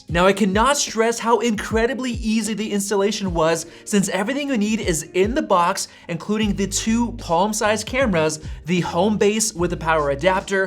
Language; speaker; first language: English; native; English